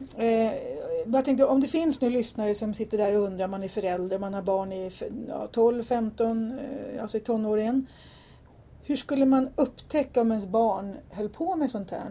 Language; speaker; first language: Swedish; native; Swedish